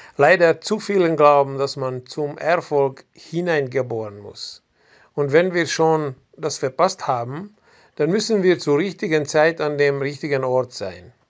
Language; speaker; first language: German; non-native, fluent; Hungarian